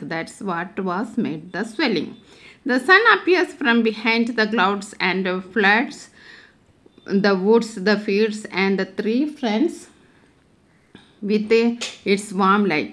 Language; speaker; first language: English; non-native, local second language; Malayalam